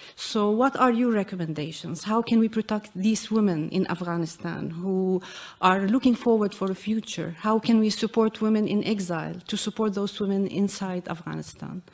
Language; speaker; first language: English; non-native, fluent; Arabic